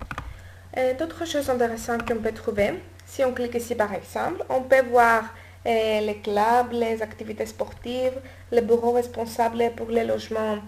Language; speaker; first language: French; non-native, learner; Greek